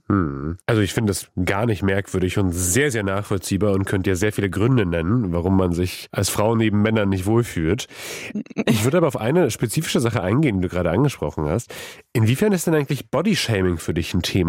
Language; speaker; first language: German; native; German